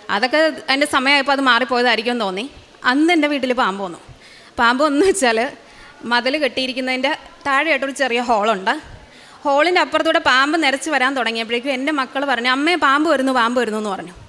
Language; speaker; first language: Malayalam; native; Malayalam